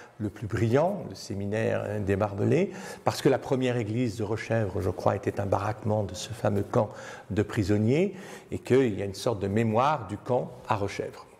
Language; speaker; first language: French; native; French